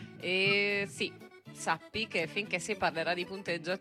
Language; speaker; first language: Italian; native; Italian